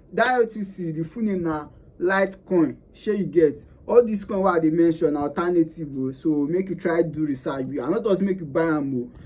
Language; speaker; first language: Nigerian Pidgin; non-native, local second language; Yoruba